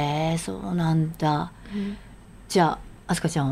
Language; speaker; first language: Japanese; native; Japanese